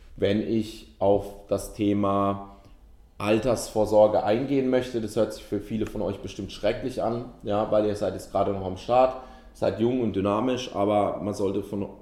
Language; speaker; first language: German; native; German